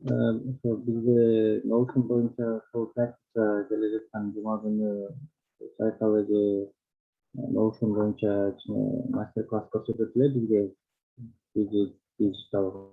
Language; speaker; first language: Kyrgyz; native; Kyrgyz